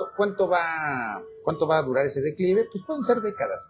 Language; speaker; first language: Spanish; native; Spanish